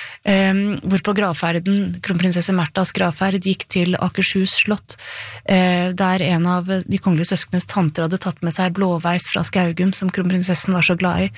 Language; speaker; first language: Norwegian; native; Norwegian